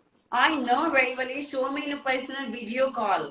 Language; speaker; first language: English; non-native, learner; Hindi